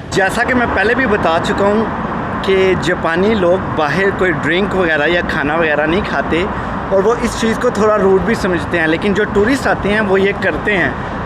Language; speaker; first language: Urdu; native; Urdu